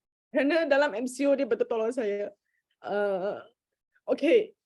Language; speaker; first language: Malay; non-native, local second language; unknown